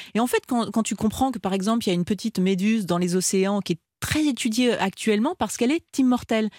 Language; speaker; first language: French; native; French